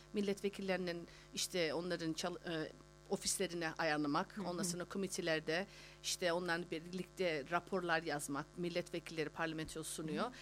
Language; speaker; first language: Turkish; early bilingual, heritage; Turkish